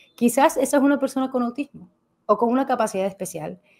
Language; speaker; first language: Spanish; native; Spanish